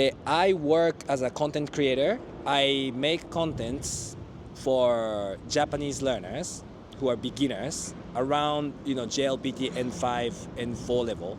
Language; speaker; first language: English; non-native, fluent; Japanese